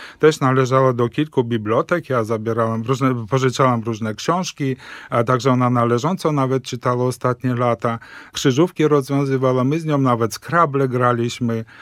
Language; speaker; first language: Polish; early bilingual, heritage; Polish